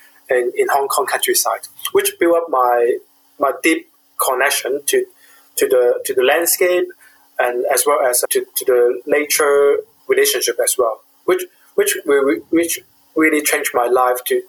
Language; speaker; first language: English; non-native, local second language; Cantonese